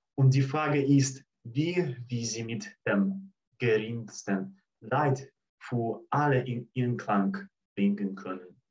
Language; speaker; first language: German; non-native, fluent; Russian